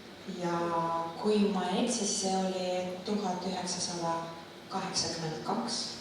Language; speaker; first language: Estonian; non-native, local second language; Russian